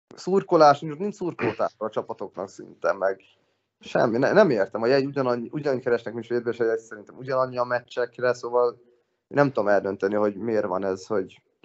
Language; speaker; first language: Hungarian; native; Hungarian